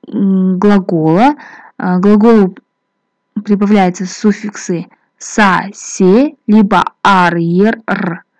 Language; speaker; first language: Russian; non-native, local second language; Kazakh